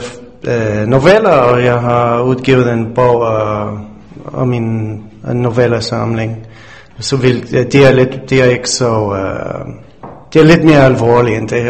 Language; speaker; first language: Danish; non-native, fluent; English